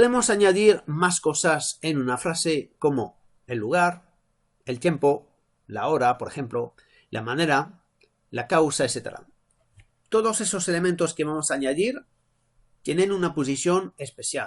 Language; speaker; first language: Spanish; non-native, fluent; French